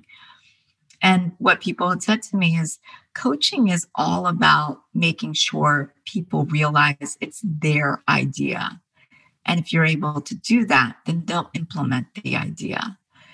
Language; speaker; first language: English; early bilingual, other home language; Korean